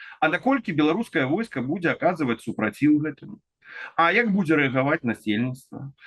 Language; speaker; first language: Belarusian; non-native, local second language; Russian